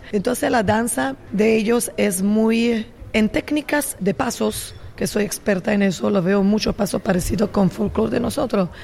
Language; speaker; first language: Spanish; non-native, fluent; Slovak